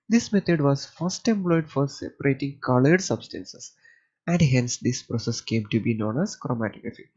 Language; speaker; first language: English; non-native, local second language; Malayalam